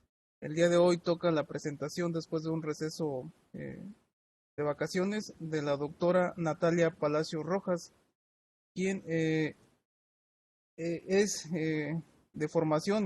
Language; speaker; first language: Spanish; native; Spanish